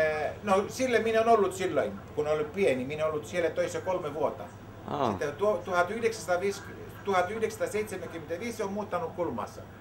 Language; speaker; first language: Finnish; non-native, learner; Greek